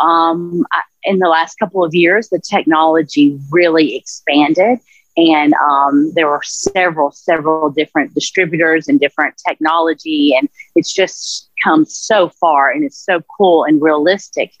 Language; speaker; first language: English; native; English